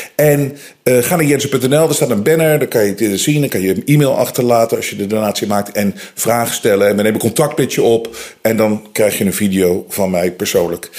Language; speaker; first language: Dutch; native; Dutch